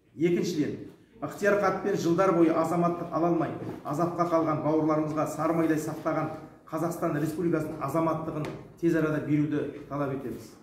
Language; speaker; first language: Kazakh; early bilingual, heritage; Kazakh